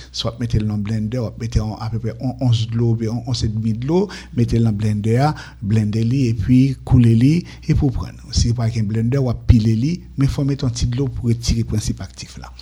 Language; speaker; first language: French; non-native, local second language; Haitian Creole